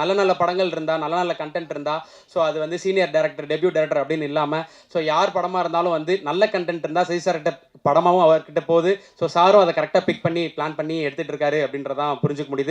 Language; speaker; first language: Tamil; native; Tamil